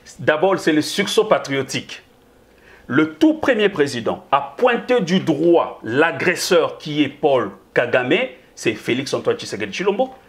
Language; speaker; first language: French; non-native, local second language; Lingala